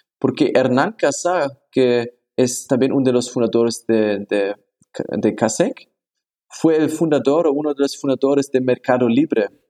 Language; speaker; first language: Spanish; non-native, fluent; German